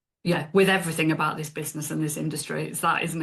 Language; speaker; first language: English; native; English